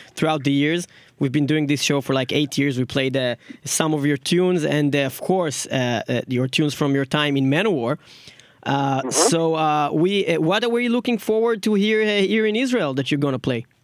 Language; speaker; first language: English; non-native, fluent; Hebrew